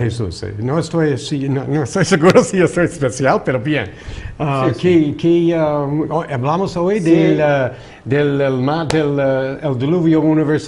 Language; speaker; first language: Spanish; non-native, fluent; English